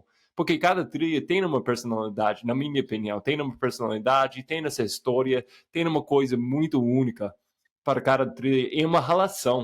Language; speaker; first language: Portuguese; non-native, fluent; English